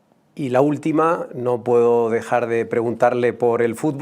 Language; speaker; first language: Spanish; native; Spanish